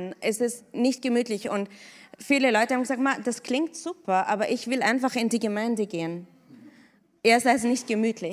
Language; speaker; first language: German; non-native, fluent; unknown